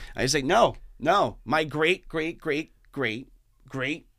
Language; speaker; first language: English; native; English